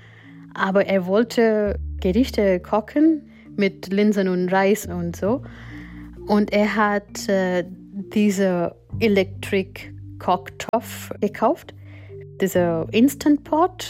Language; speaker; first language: German; non-native, fluent; Gujarati